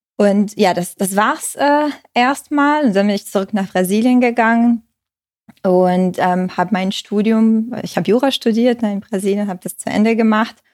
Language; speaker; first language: German; non-native, fluent; Portuguese